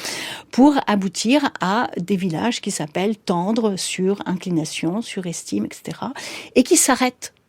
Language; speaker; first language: French; native; French